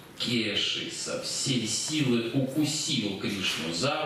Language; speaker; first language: Russian; native; Russian